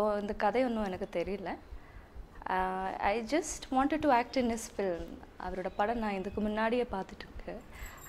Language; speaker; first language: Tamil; non-native, learner; English